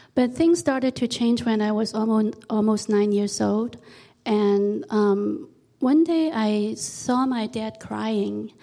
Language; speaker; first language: English; non-native, local second language; Cantonese